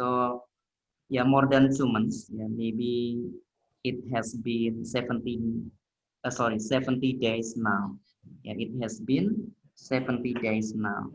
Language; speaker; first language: English; non-native, learner; Indonesian